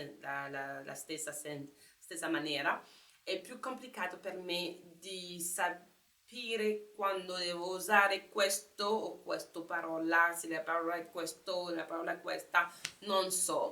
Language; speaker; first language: Italian; non-native, learner; French